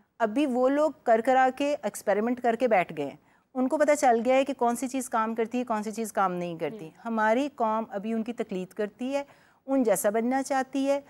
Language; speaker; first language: Urdu; non-native, local second language; Punjabi